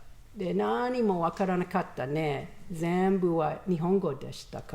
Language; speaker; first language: Japanese; non-native, learner; English